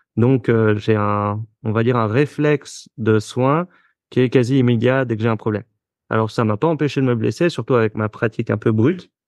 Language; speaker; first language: French; native; French